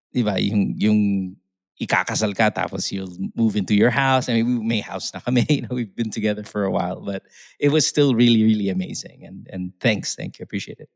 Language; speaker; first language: English; non-native, local second language; Filipino